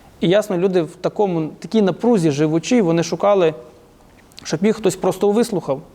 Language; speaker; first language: Ukrainian; native; Ukrainian